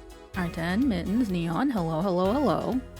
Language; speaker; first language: English; native; English